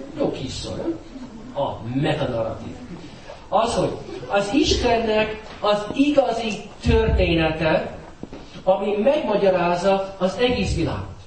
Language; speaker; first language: Hungarian; non-native, fluent; English